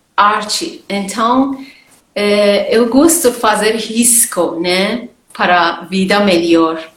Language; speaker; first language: Portuguese; non-native, learner; Persian